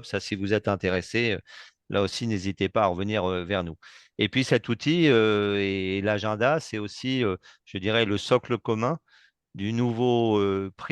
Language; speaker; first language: French; native; French